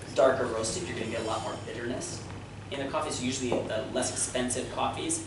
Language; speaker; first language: English; native; English